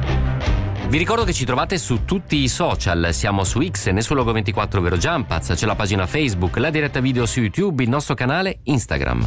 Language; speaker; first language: Italian; native; Italian